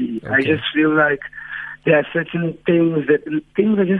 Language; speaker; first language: English; non-native, local second language; Zulu